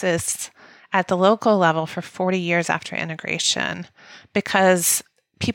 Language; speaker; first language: English; native; English